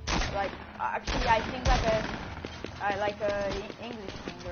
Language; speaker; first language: English; non-native, learner; Greek